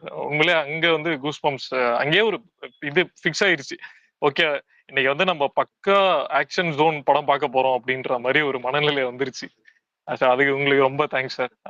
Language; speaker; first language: Tamil; native; Tamil